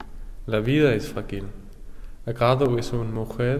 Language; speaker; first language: Spanish; non-native, learner; Danish